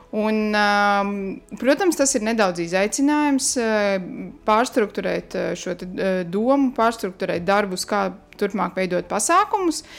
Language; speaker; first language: Latvian; native; Latvian